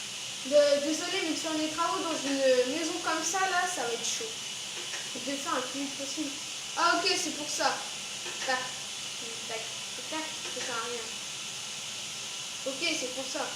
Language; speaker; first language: French; native; French